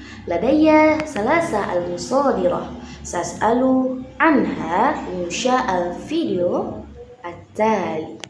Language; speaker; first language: Arabic; non-native, learner; Indonesian